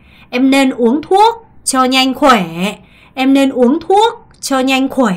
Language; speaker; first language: Vietnamese; non-native, fluent; Korean